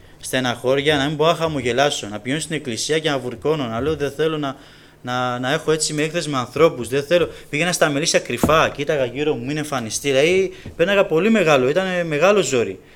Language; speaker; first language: Greek; native; Greek